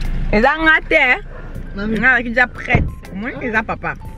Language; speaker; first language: French; non-native, local second language; Lingala